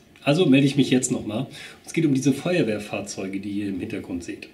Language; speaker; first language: German; native; German